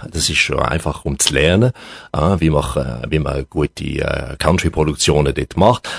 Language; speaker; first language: German; non-native, local second language; French